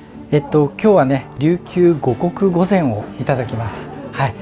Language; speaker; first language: Japanese; native; Japanese